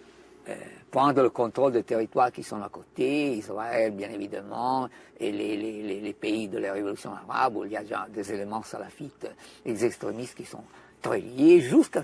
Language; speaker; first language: French; non-native, fluent; Italian